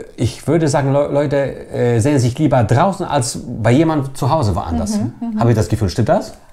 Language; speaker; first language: German; non-native, fluent; Polish